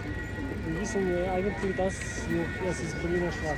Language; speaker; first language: German; non-native, learner; Ukrainian